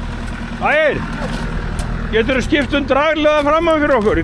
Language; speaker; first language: Icelandic; native; Icelandic